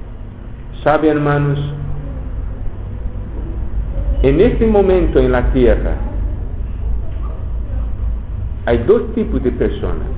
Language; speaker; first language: Spanish; non-native, fluent; Portuguese